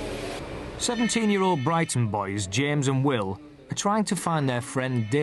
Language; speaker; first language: English; native; English